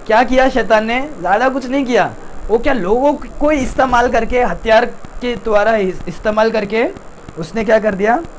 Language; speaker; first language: Hindi; non-native, local second language; Tamil